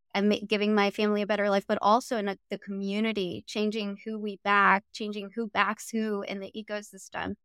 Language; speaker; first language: English; native; English